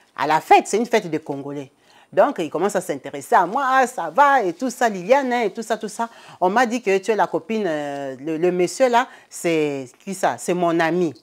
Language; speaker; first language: French; non-native, local second language; Lingala